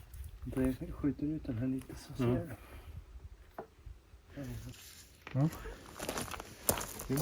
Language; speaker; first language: Swedish; native; Swedish